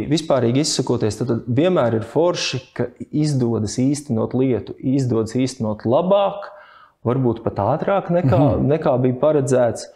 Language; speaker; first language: Latvian; native; Latvian